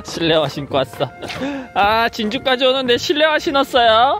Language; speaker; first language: Korean; native; Korean